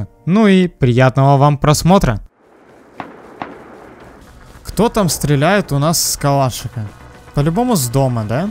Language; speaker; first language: Russian; native; Russian